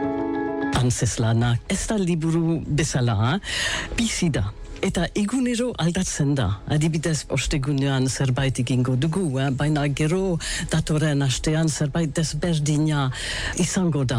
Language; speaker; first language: Basque; non-native, local second language; English